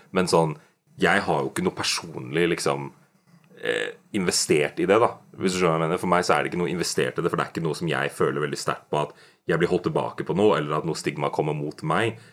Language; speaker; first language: Norwegian; native; Norwegian